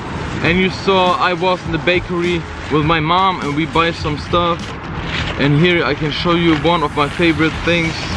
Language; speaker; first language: English; non-native, learner; Bosnian